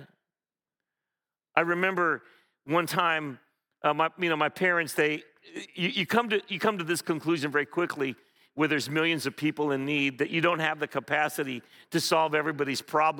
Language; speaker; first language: English; native; English